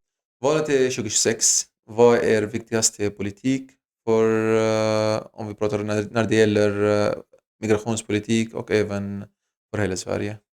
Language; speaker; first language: Swedish; non-native, fluent; Arabic